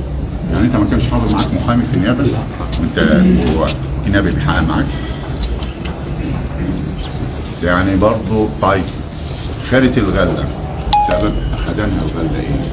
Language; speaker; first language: Arabic; native; Arabic